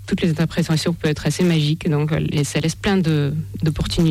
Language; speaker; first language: French; non-native, fluent; Russian